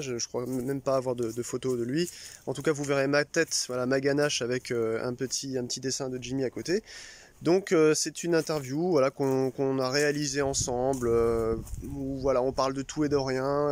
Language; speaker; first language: French; native; French